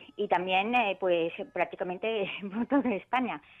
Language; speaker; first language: Spanish; non-native, fluent; German